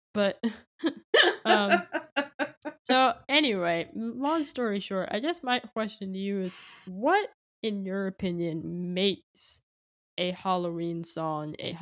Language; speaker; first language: English; native; English